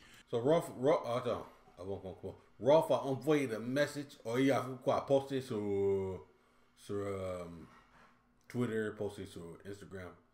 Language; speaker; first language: French; non-native, fluent; English